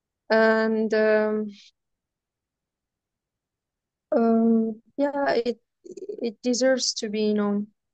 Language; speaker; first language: English; non-native, fluent; Armenian